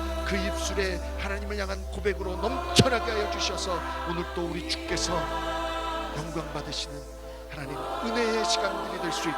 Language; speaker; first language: Korean; native; Korean